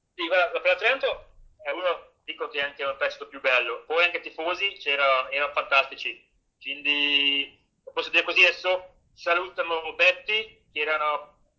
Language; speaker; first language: Italian; non-native, learner; Hungarian